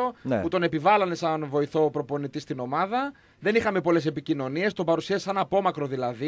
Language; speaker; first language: Greek; native; Greek